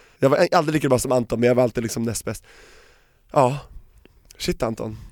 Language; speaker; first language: Swedish; native; Swedish